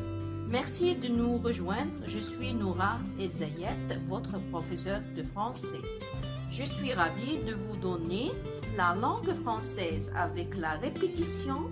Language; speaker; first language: French; non-native, fluent; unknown